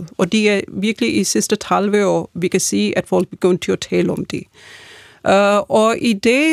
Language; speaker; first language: Danish; non-native, fluent; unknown